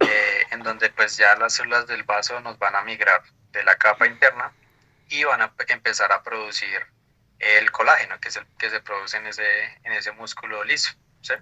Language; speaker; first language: Spanish; native; Spanish